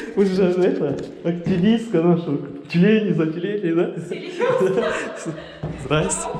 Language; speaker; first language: Russian; non-native, local second language; Kazakh